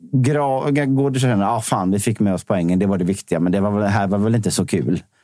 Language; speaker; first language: Swedish; native; Swedish